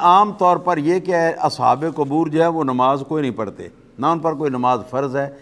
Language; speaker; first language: Urdu; non-native, local second language; Punjabi